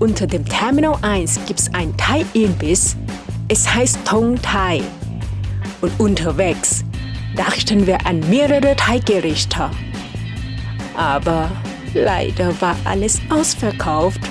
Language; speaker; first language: German; non-native, learner; Thai